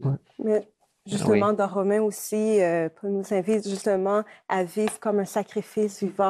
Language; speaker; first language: French; native; French